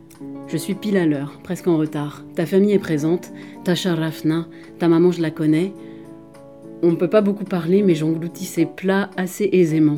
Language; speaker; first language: French; native; French